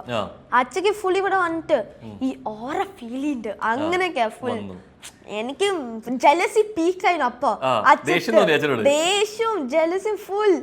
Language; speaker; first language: Malayalam; early bilingual, heritage; Malayalam